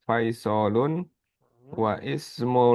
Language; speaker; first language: Arabic; non-native, learner; Indonesian